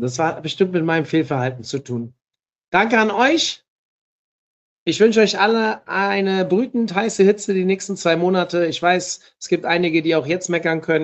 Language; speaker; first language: German; native; German